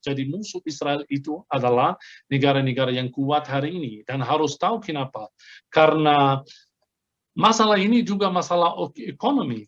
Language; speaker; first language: Indonesian; non-native, fluent; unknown